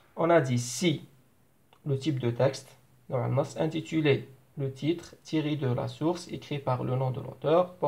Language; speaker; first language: French; non-native, local second language; Arabic